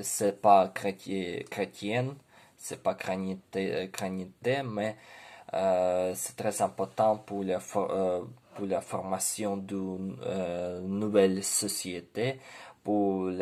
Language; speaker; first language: French; non-native, learner; Ukrainian